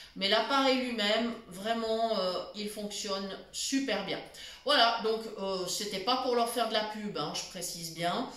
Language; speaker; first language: French; native; French